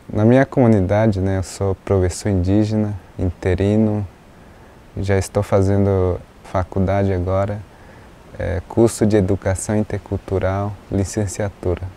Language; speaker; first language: Portuguese; non-native, local second language; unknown